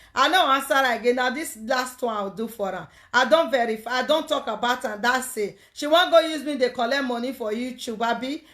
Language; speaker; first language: Nigerian Pidgin; native; Nigerian Pidgin